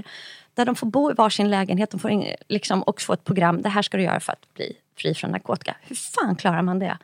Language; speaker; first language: Swedish; native; Swedish